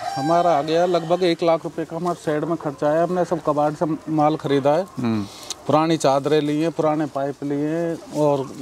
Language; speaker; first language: Hindi; native; Hindi